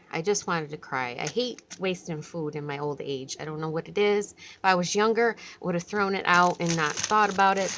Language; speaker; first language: English; native; English